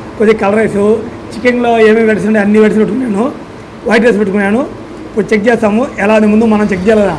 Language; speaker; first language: Telugu; native; Telugu